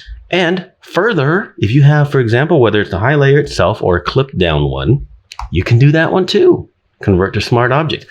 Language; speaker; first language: English; native; English